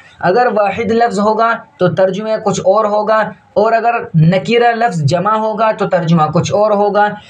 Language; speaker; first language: Urdu; native; Urdu